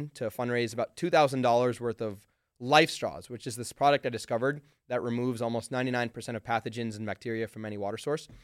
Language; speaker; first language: English; early bilingual, other home language; Hindi